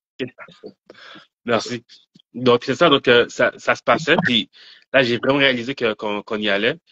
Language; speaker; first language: French; native; French